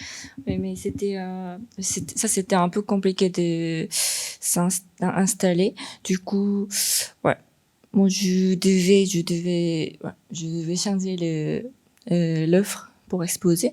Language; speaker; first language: French; non-native, fluent; Korean